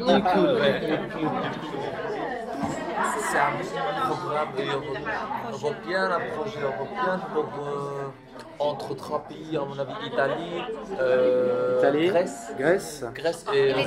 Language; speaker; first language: French; non-native, learner; Arabic